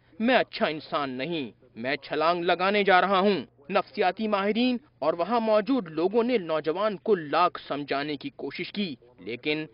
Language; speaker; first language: Urdu; native; Urdu